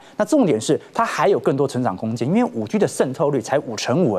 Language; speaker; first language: Chinese; native; Chinese